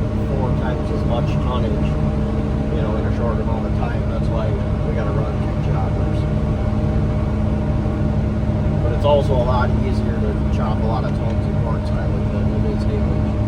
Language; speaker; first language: English; native; English